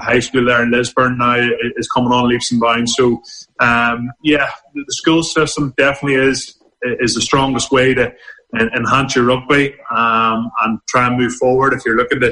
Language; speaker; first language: English; native; English